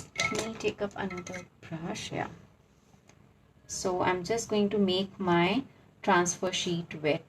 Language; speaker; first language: English; non-native, local second language; Hindi